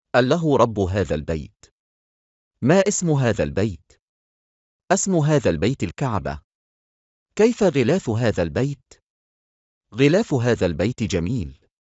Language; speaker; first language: Arabic; non-native, fluent; Bangla